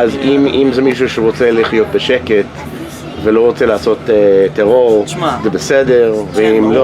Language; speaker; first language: Hebrew; non-native, fluent; English